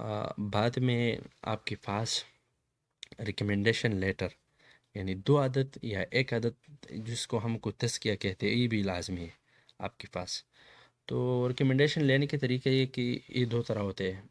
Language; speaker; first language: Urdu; non-native, local second language; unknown